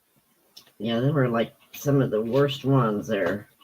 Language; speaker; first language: English; native; English